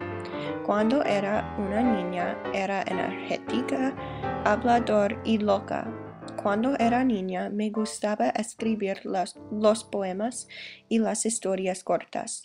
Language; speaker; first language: Spanish; non-native, learner; English